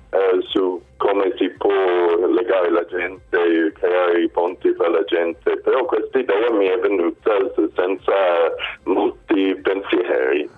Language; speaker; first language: Italian; non-native, fluent; Swedish